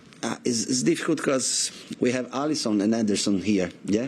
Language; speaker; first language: English; non-native, learner; Portuguese